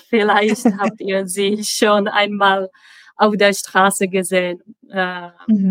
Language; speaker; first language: German; non-native, learner; Czech